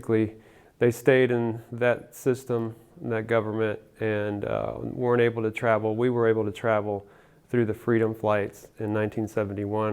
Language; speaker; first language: English; early bilingual, other home language; Spanish